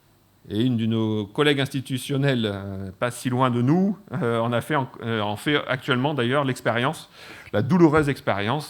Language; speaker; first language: French; native; French